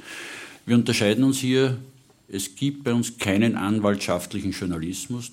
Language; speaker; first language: German; native; German